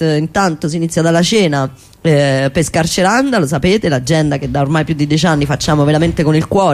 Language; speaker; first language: Italian; native; Italian